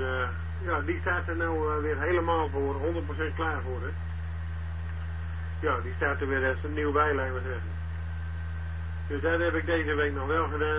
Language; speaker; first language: Dutch; native; Dutch